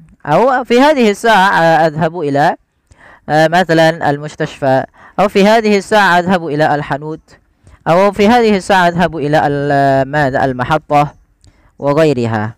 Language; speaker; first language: Arabic; non-native, fluent; Indonesian